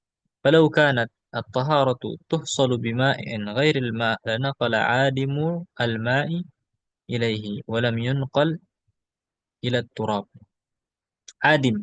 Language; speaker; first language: Arabic; non-native, fluent; Indonesian